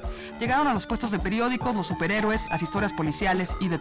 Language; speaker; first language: Spanish; native; Spanish